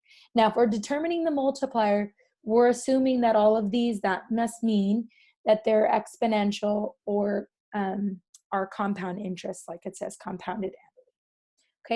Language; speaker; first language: English; native; English